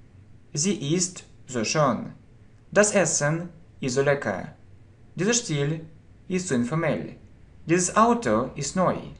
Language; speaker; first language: German; non-native, fluent; Russian